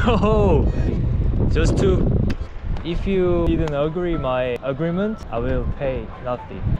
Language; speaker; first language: English; non-native, learner; Korean